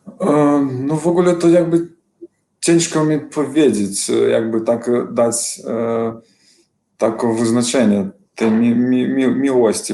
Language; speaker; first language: Polish; non-native, learner; Belarusian